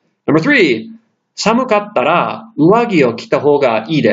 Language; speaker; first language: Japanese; non-native, fluent; English